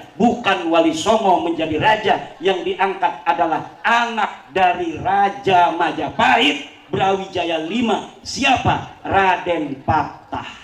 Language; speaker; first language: Indonesian; non-native, local second language; Javanese